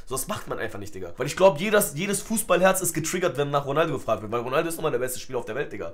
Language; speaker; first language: German; early bilingual, other home language; Turkish